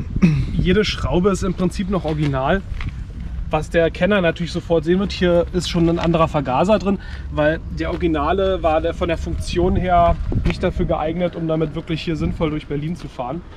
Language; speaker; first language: German; native; German